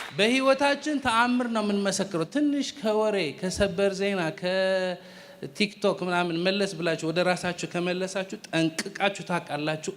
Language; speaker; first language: Amharic; non-native, fluent; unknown